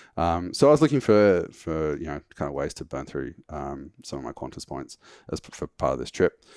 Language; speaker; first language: English; native; English